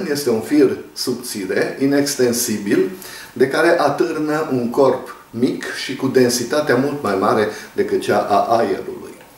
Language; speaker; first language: Romanian; native; Romanian